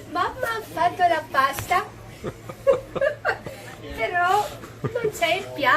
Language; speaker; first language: Italian; non-native, learner; French